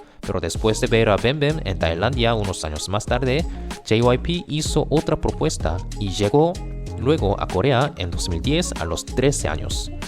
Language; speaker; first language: Spanish; non-native, fluent; Korean